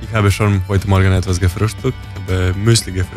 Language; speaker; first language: German; non-native, learner; Croatian